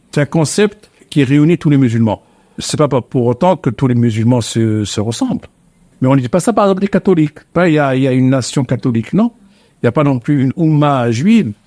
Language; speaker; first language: French; non-native, local second language; Arabic